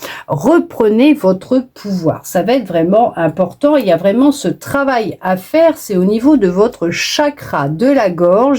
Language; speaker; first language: French; native; French